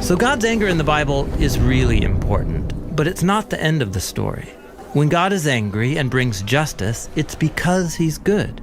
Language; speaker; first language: English; native; English